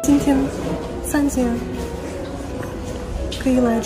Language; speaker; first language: Chinese; non-native, learner; Russian